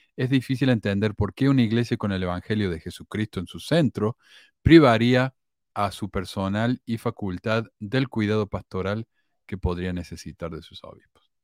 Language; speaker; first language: Spanish; native; Spanish